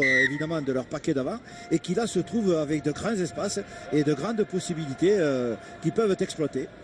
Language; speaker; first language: French; native; French